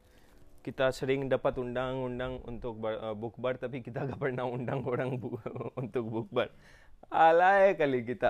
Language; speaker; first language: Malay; non-native, fluent; Urdu